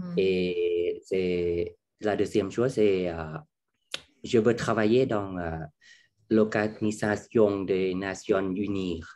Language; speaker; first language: French; non-native, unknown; Thai